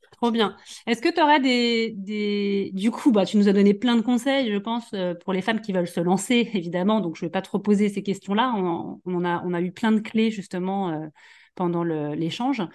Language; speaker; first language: French; native; French